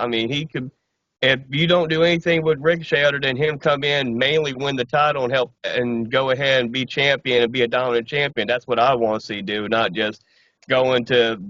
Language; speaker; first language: English; native; English